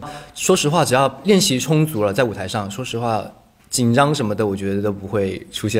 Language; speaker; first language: Chinese; native; Chinese